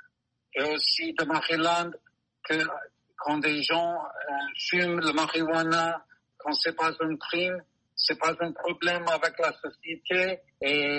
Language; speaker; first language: French; non-native, learner; English